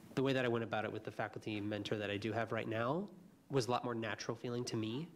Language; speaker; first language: English; native; English